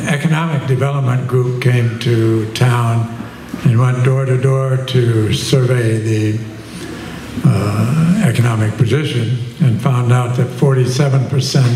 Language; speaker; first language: English; native; English